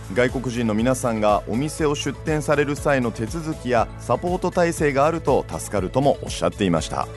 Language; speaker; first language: Japanese; native; Japanese